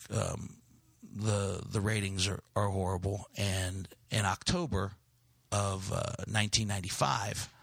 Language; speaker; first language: English; native; English